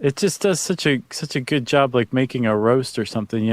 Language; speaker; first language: English; native; English